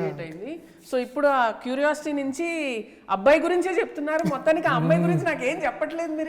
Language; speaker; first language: Telugu; native; Telugu